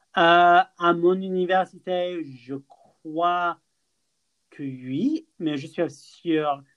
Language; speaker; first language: French; non-native, fluent; English